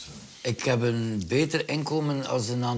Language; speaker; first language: Dutch; native; Dutch